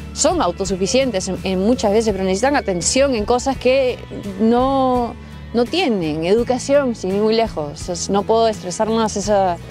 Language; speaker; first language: Spanish; early bilingual, heritage; Spanish